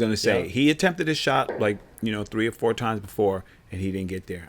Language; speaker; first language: English; native; English